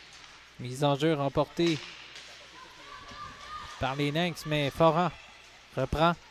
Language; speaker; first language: French; native; French